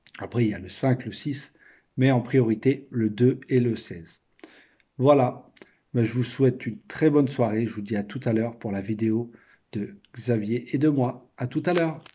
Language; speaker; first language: French; native; French